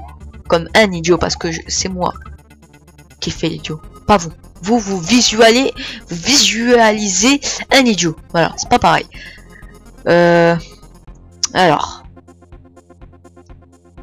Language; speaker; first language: French; native; French